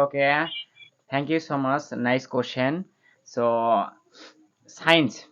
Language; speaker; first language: English; non-native, learner; Bangla